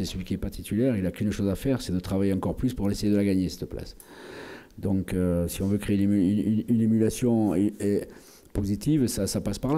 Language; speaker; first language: French; native; French